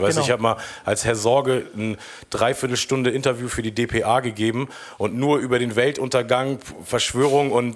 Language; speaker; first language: German; native; German